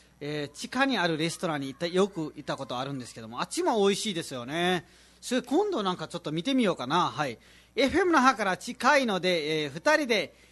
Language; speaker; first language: Japanese; non-native, fluent; Nepali